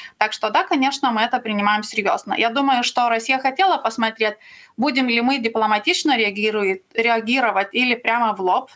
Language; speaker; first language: Russian; non-native, learner; Lithuanian